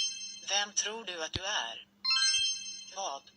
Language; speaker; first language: Swedish; non-native, learner; English